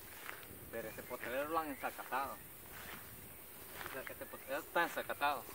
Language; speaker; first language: Spanish; native; Spanish